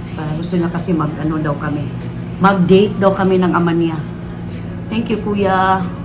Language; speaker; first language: Filipino; non-native, local second language; Cebuano